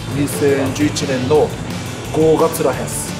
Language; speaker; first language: Japanese; non-native, learner; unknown